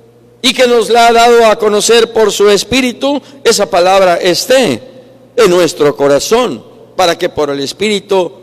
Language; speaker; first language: Spanish; native; Spanish